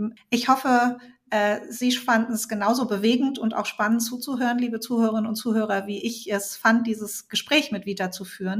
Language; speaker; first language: German; native; German